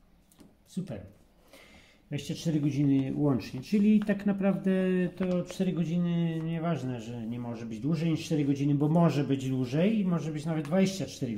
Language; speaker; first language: Polish; native; Polish